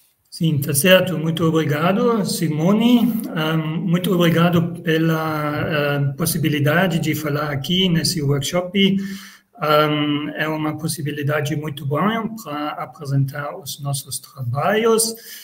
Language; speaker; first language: Portuguese; non-native, fluent; German